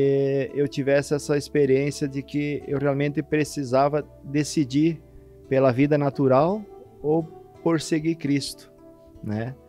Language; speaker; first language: Portuguese; native; Portuguese